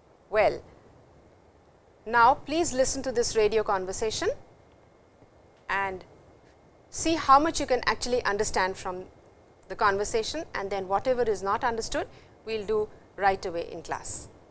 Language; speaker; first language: English; non-native, local second language; Hindi